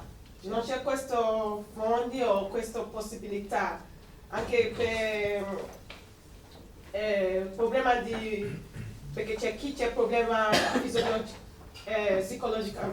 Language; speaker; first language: Italian; non-native, learner; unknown